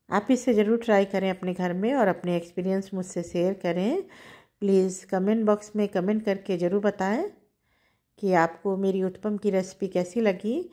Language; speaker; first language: Hindi; native; Hindi